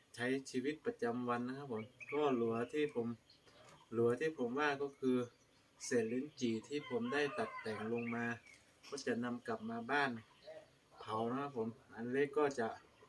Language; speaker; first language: Thai; native; Thai